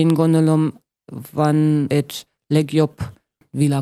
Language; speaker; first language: Hungarian; non-native, learner; German